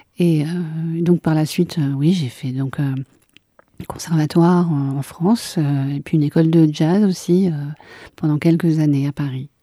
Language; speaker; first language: French; native; French